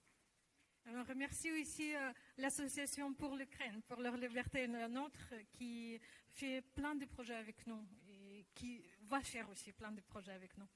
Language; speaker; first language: French; non-native, learner; Russian